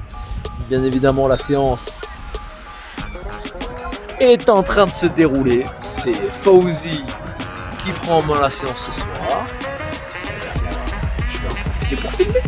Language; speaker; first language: French; native; French